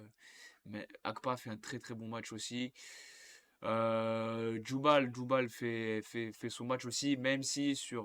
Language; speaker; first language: French; native; French